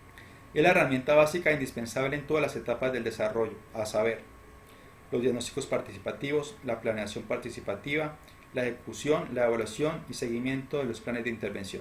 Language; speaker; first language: Spanish; native; Spanish